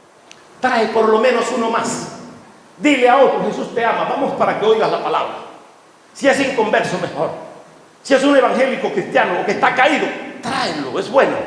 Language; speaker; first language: Spanish; native; Spanish